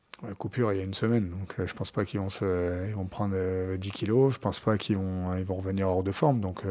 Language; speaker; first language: French; native; French